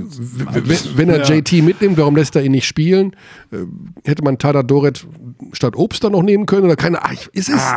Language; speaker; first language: German; native; German